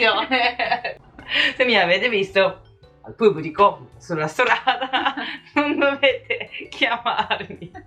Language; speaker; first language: Italian; non-native, learner; Japanese